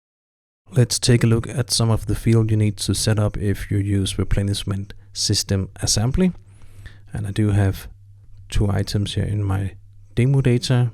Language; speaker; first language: English; non-native, fluent; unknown